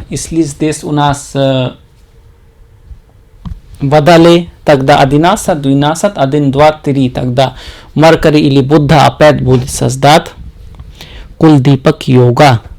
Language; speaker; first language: Russian; non-native, learner; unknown